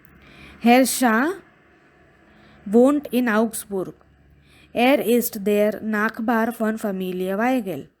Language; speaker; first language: German; non-native, fluent; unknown